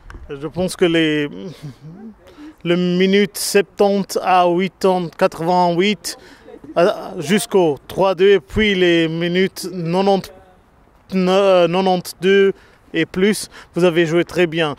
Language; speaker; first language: French; non-native, learner; German